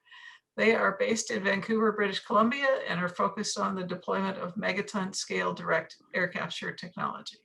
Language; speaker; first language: English; native; English